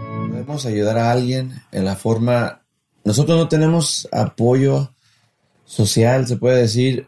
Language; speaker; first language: Spanish; early bilingual, heritage; Spanish